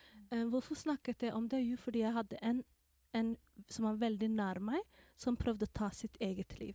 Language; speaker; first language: Norwegian; non-native, fluent; Somali